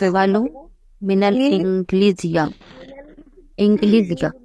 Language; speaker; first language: Arabic; non-native, learner; Urdu